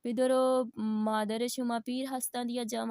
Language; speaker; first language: Persian; non-native, fluent; Urdu